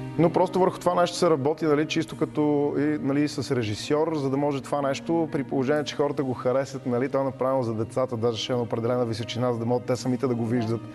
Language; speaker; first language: Bulgarian; native; Bulgarian